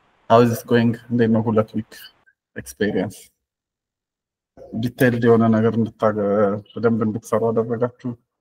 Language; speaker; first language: English; non-native, fluent; Amharic